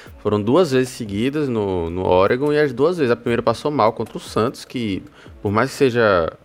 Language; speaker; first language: Portuguese; native; Portuguese